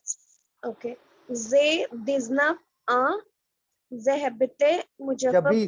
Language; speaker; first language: French; non-native, learner; Hindi